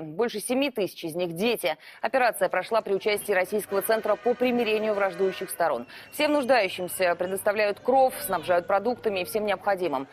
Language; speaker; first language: Russian; native; Russian